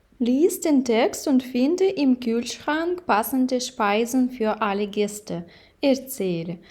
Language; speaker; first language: German; non-native, fluent; Ukrainian